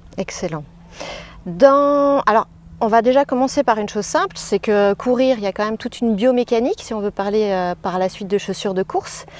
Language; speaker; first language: French; native; French